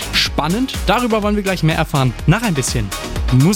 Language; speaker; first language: German; native; German